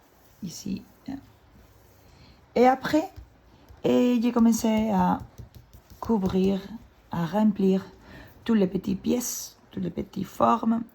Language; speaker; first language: French; non-native, fluent; Spanish